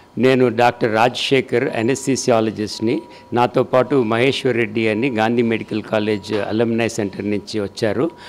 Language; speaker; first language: Telugu; native; Telugu